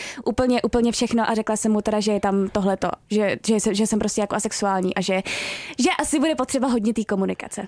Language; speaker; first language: Czech; native; Czech